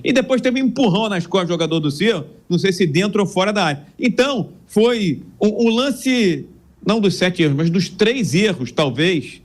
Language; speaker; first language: Portuguese; native; Portuguese